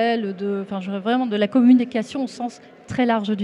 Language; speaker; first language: French; native; French